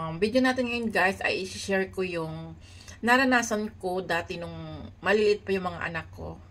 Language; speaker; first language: Filipino; native; Filipino